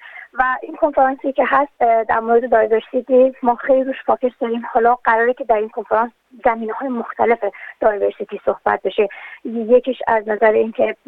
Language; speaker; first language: Persian; native; Persian